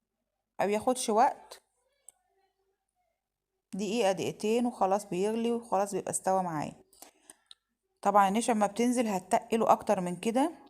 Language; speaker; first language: Arabic; native; Arabic